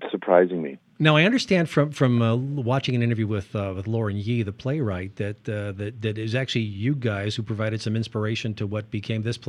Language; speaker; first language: English; native; English